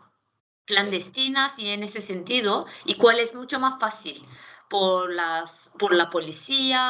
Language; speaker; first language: Spanish; non-native, fluent; Turkish